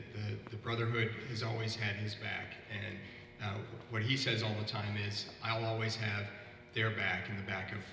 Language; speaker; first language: English; native; English